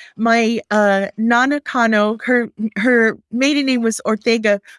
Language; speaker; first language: English; native; English